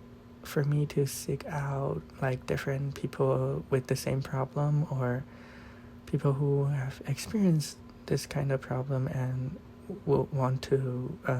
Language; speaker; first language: English; non-native, fluent; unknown